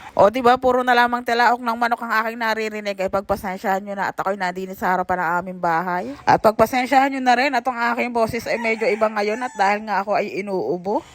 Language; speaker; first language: Filipino; native; Filipino